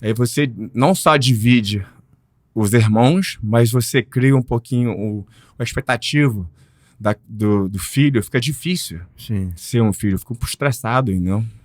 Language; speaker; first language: Portuguese; early bilingual, heritage; Portuguese